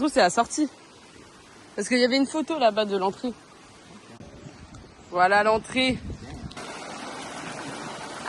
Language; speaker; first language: French; native; French